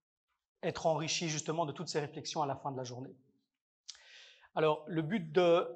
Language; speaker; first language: French; native; French